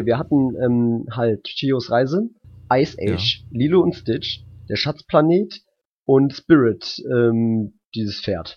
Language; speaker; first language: German; native; German